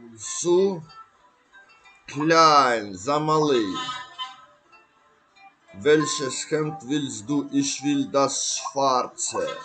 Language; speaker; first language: German; non-native, learner; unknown